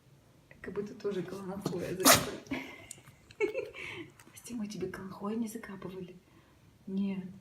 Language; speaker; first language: Russian; native; Russian